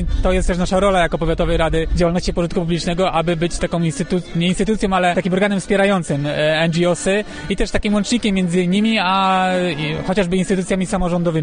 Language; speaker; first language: Polish; native; Polish